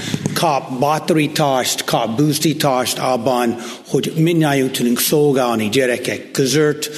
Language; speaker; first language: Hungarian; non-native, fluent; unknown